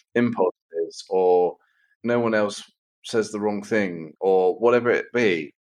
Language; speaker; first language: English; native; English